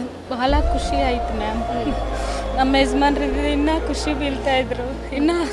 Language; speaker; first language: Kannada; non-native, local second language; Telugu